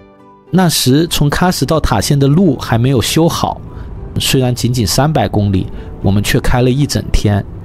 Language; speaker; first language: Chinese; native; Chinese